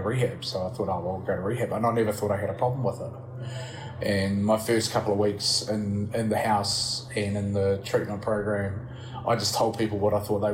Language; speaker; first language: English; native; English